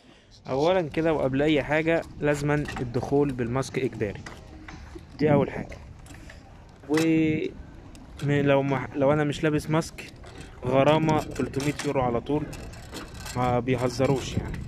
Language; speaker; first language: Arabic; native; Arabic